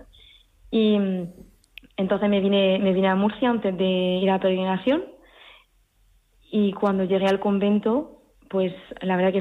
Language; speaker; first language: Spanish; early bilingual, heritage; Spanish